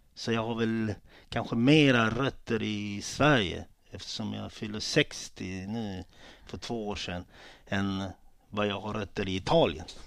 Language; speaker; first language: Swedish; early bilingual, other home language; Italian